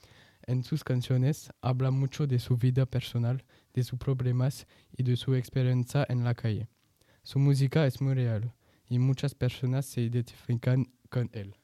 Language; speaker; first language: Spanish; non-native, learner; French